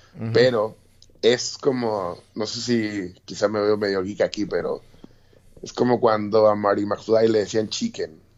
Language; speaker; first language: Spanish; native; Spanish